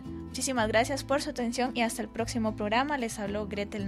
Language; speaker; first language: Spanish; native; Spanish